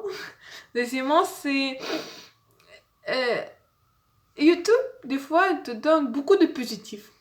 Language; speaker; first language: French; non-native, learner; Russian